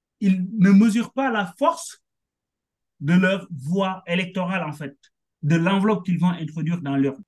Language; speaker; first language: French; non-native, local second language; Wolof